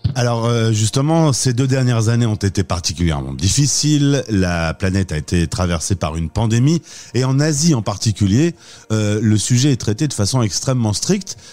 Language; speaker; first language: French; native; French